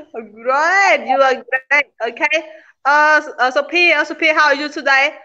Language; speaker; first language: English; non-native, learner; Khmer